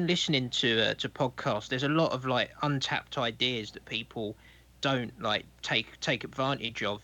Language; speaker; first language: English; native; English